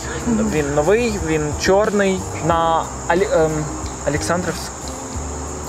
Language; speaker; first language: Ukrainian; non-native, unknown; English